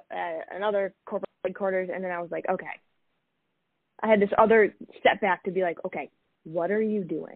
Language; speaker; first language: English; native; English